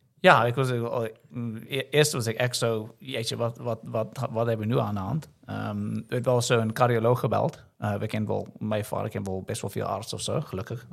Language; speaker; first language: Dutch; non-native, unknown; English